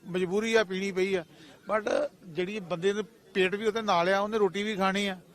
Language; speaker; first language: Punjabi; native; Punjabi